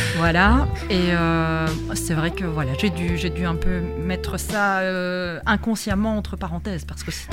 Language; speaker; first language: French; native; French